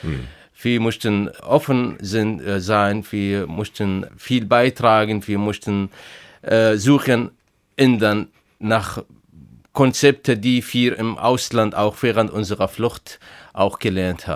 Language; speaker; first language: German; non-native, fluent; Arabic